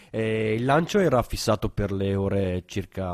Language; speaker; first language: Italian; native; Italian